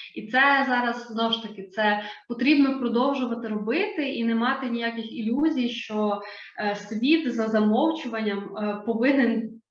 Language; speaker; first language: Ukrainian; native; Ukrainian